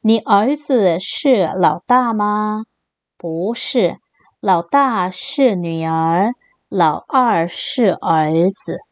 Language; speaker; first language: Chinese; non-native, fluent; Korean